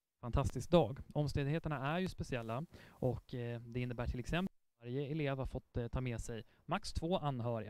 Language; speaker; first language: Swedish; native; Swedish